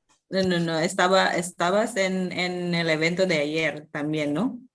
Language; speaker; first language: Spanish; non-native, fluent; Indonesian